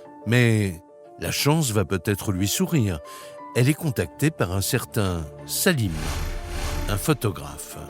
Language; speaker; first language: French; native; French